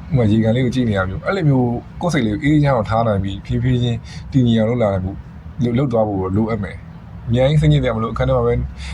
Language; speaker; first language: Burmese; native; Burmese